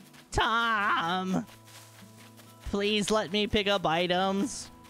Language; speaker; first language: English; native; English